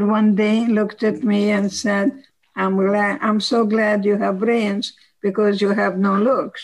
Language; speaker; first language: English; non-native, fluent; Slovak